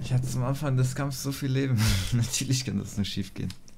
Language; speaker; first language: German; native; German